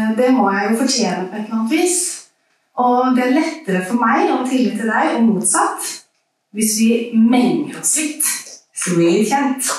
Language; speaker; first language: Norwegian; early bilingual, other home language; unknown